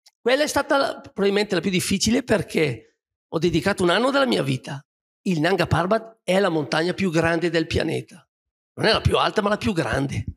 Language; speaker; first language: Italian; native; Italian